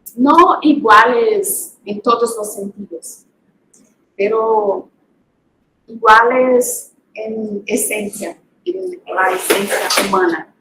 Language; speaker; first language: Spanish; non-native, fluent; Portuguese